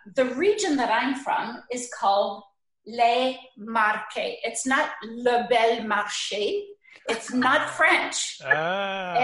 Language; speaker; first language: English; native; English